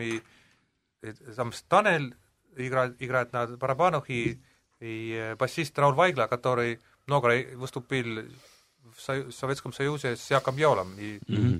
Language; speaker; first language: Russian; non-native, local second language; Estonian